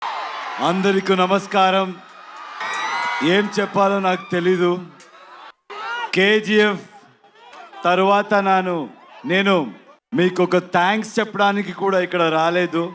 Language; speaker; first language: Telugu; non-native, fluent; Kannada